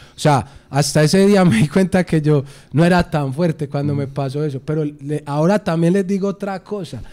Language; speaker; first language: Spanish; native; Spanish